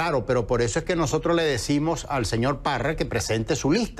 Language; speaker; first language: Spanish; native; Spanish